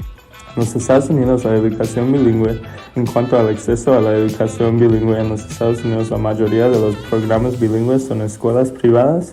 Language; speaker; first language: Spanish; non-native, learner; English